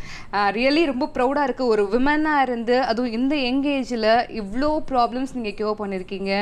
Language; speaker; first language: Tamil; native; Tamil